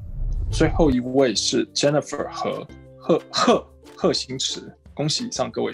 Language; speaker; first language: Chinese; native; Chinese